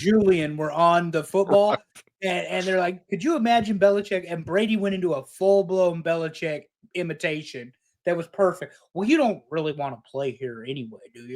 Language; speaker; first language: English; native; English